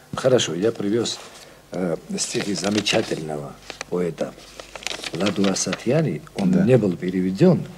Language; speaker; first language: Russian; non-native, local second language; Georgian